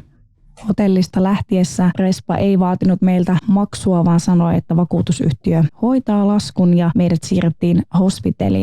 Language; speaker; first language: Finnish; native; Finnish